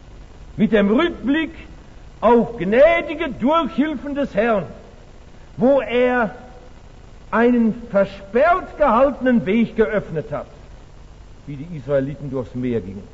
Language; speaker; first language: German; native; German